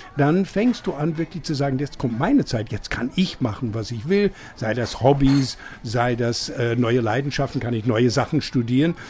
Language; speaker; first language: German; non-native, fluent; English